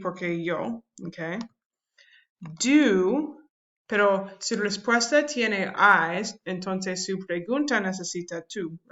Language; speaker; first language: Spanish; non-native, learner; English